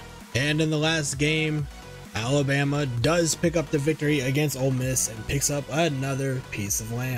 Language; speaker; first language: English; native; English